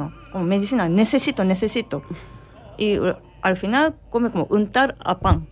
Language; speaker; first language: Spanish; non-native, learner; Japanese